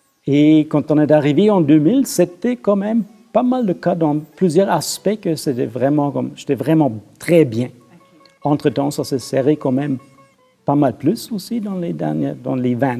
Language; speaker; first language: French; non-native, fluent; German